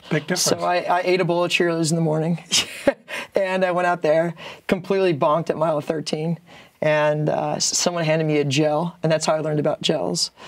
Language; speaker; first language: English; native; English